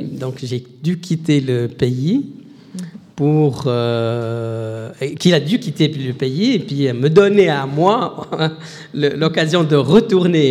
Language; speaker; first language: French; non-native, local second language; Arabic